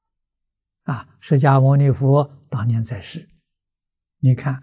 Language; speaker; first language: Chinese; native; Chinese